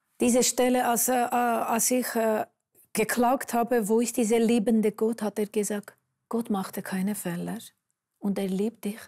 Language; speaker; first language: German; non-native, fluent; Armenian